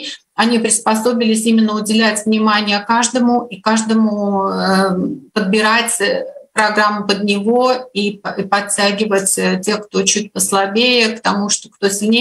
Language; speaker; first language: Russian; native; Russian